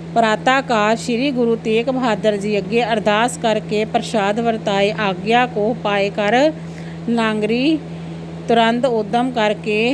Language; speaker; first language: Hindi; non-native, local second language; Punjabi